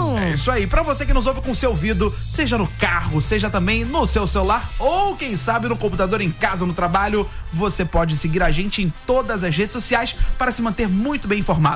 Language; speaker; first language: Portuguese; native; Portuguese